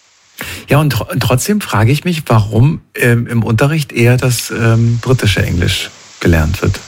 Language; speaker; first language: German; native; German